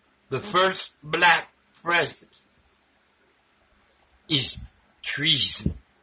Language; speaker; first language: English; early bilingual, other home language; Spanish